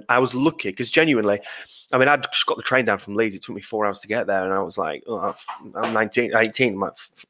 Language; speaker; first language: English; native; English